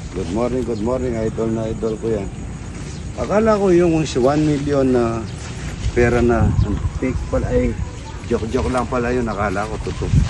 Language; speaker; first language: Filipino; non-native, local second language; Pampanga